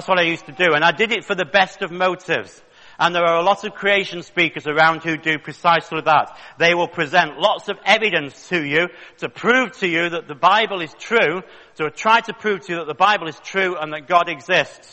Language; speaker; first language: English; native; English